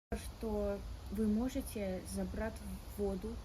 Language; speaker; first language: Russian; non-native, fluent; English